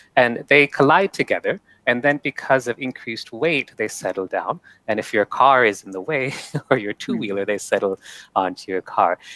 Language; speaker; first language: English; native; English